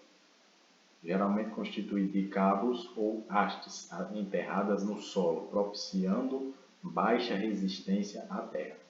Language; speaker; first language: Portuguese; native; Portuguese